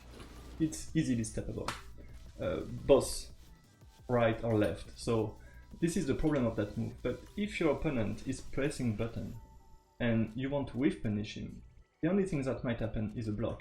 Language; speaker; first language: English; non-native, fluent; French